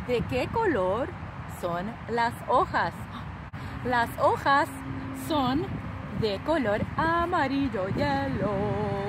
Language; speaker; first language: Spanish; non-native, fluent; English